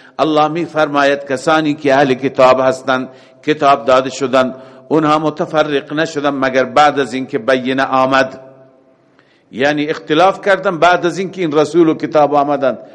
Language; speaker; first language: Persian; native; Persian